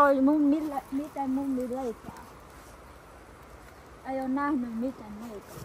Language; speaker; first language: Finnish; non-native, learner; Vietnamese